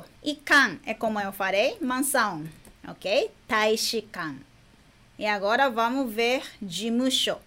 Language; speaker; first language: Portuguese; non-native, fluent; Japanese